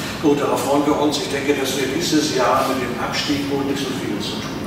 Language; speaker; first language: German; native; German